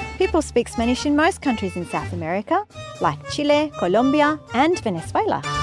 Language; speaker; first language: English; early bilingual, other home language; Spanish